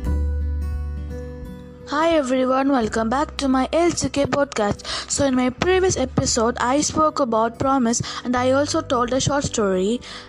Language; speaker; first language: English; non-native, local second language; Tamil